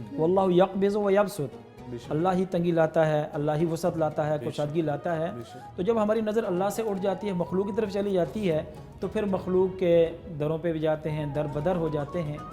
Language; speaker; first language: Urdu; non-native, local second language; Northern Hindko